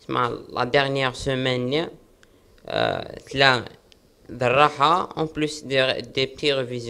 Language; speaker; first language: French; non-native, local second language; Arabic